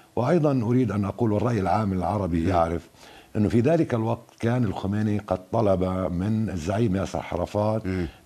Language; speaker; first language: Arabic; native; Arabic